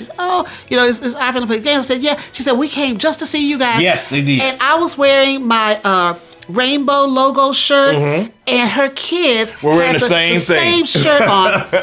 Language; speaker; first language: English; native; English